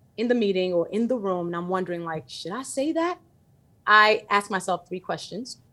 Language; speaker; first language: English; early bilingual, other home language; Yoruba